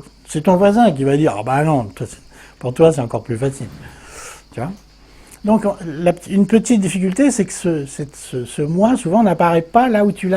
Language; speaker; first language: French; native; French